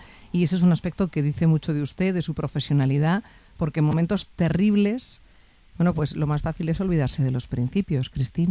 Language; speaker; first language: Spanish; native; Spanish